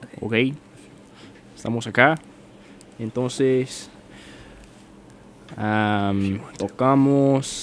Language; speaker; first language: Spanish; non-native, learner; English